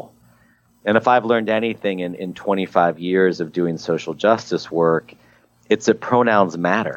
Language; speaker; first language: English; native; English